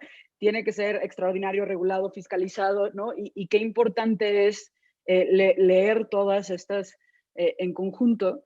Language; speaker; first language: Spanish; native; Spanish